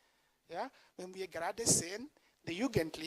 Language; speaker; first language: German; non-native, fluent; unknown